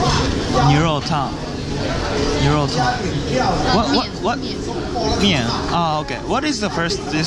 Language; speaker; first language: English; non-native, learner; Japanese